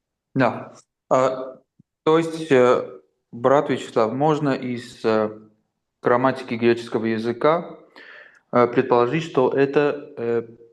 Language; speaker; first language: Russian; non-native, local second language; Armenian